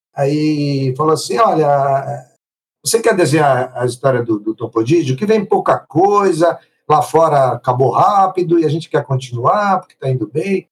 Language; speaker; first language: Portuguese; early bilingual, other home language; Italian